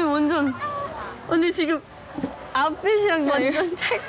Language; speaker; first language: Korean; early bilingual, heritage; Korean